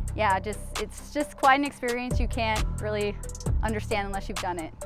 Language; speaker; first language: English; native; English